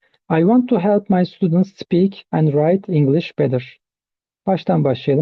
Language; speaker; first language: English; non-native, fluent; Turkish